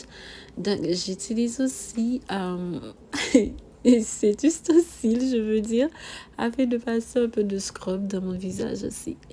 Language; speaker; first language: French; non-native, local second language; Haitian Creole